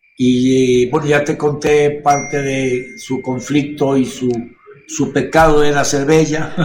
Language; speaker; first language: Spanish; native; Spanish